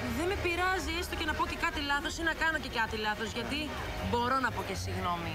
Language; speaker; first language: Greek; early bilingual, heritage; Greek